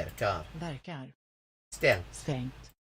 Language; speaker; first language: Swedish; non-native, learner; English